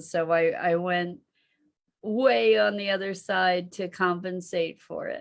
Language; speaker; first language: English; native; English